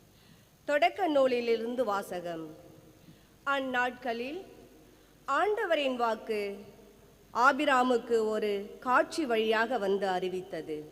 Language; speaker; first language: Tamil; native; Tamil